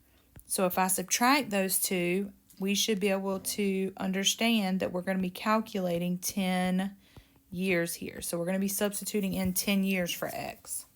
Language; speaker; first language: English; native; English